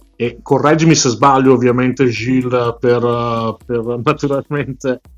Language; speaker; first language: Italian; native; Italian